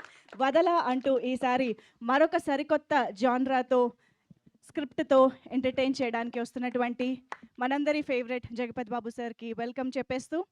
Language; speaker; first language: Telugu; native; Telugu